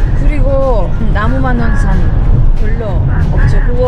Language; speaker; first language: Korean; non-native, learner; Spanish